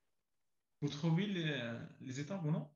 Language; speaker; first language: French; non-native, learner; Arabic